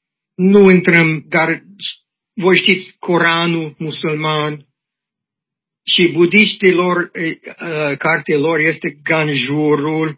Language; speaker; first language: Romanian; non-native, learner; English